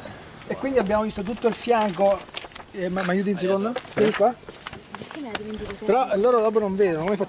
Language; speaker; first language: Italian; native; Italian